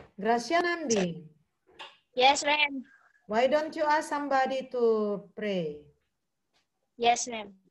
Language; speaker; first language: English; non-native, fluent; Indonesian